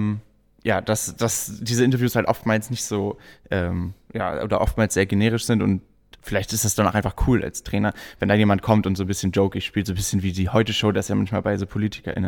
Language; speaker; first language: German; native; German